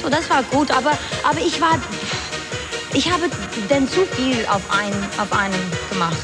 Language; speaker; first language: German; non-native, learner; Dutch